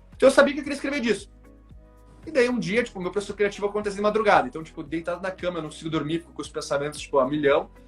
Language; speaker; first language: Portuguese; native; Portuguese